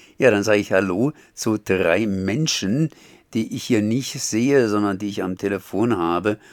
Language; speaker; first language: German; native; German